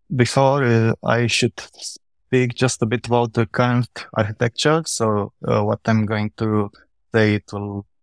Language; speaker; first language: English; non-native, fluent; Romanian